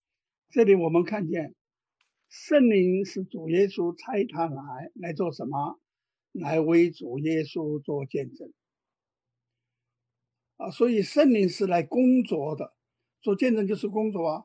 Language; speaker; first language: Chinese; native; Chinese